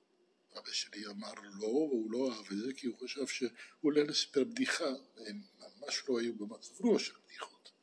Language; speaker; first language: Hebrew; non-native, fluent; Dutch